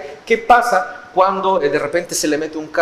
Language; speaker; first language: Spanish; native; Spanish